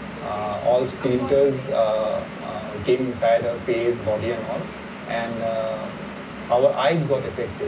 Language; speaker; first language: English; non-native, local second language; Assamese